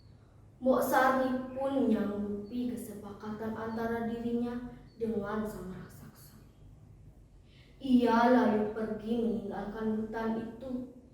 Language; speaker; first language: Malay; non-native, local second language; Balinese